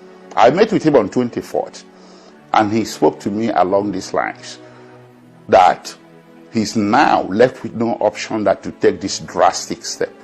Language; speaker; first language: English; non-native, local second language; Igbo